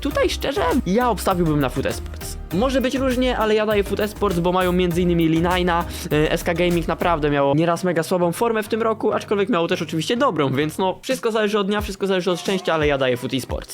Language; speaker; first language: Polish; native; Polish